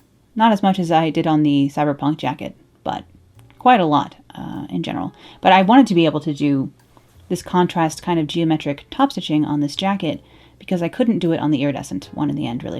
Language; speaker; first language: English; native; English